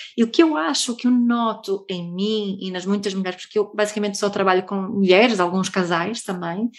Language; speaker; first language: Portuguese; non-native, fluent; Swedish